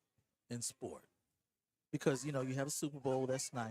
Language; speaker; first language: English; native; English